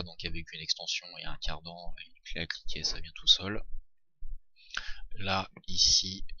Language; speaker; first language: French; native; French